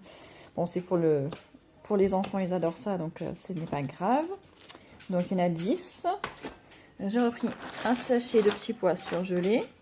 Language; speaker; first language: French; native; French